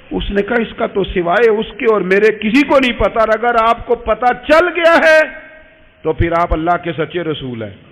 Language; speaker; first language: Urdu; non-native, local second language; Punjabi